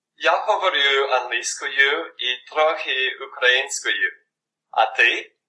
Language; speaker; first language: Ukrainian; non-native, learner; English